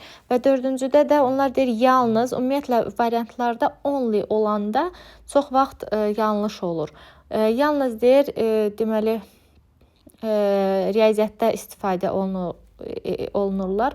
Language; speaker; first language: Azerbaijani; native; Azerbaijani